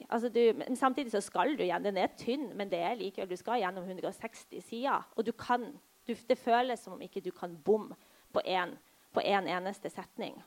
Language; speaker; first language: Norwegian; early bilingual, other home language; Polish